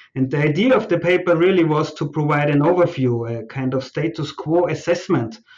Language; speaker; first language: English; non-native, fluent; German